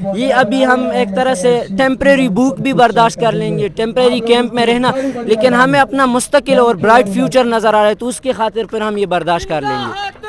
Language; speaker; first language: Urdu; non-native, local second language; Pashto